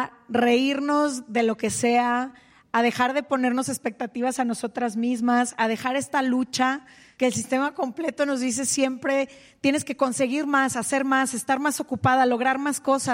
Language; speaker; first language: Spanish; native; Spanish